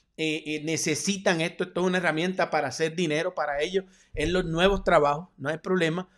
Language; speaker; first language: Spanish; native; Spanish